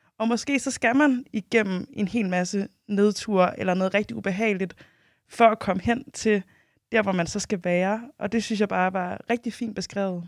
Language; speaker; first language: Danish; native; Danish